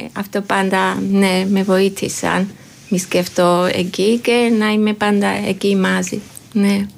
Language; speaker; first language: Greek; non-native, fluent; Georgian